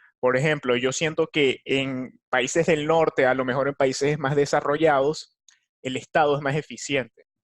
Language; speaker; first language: Spanish; native; Spanish